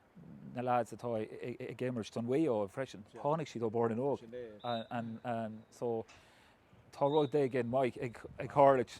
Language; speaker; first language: Irish; non-native, local second language; English